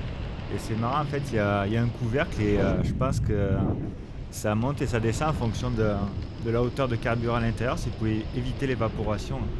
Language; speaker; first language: French; native; French